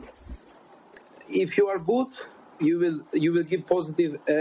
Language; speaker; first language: English; non-native, fluent; Albanian